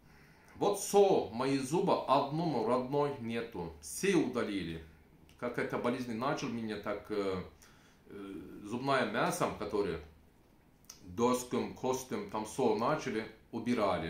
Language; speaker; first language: Russian; non-native, learner; Turkish